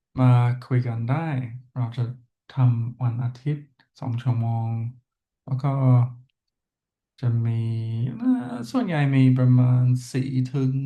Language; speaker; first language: Thai; non-native, learner; English